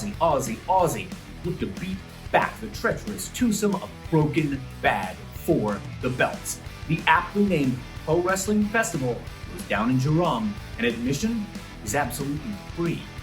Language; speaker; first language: English; native; English